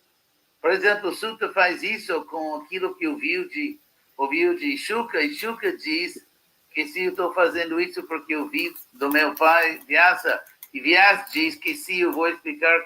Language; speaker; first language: Portuguese; non-native, fluent; English